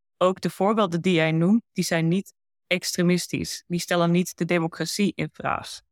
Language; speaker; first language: Dutch; early bilingual, heritage; Dutch